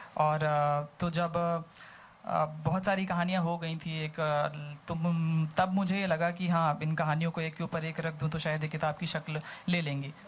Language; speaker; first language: Hindi; native; Hindi